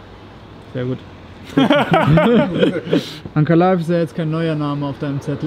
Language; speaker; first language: German; native; German